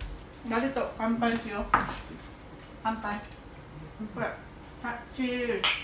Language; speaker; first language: Japanese; non-native, fluent; Filipino